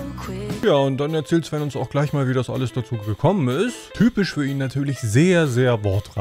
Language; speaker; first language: German; native; German